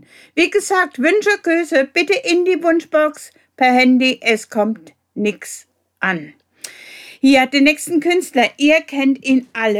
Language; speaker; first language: German; native; German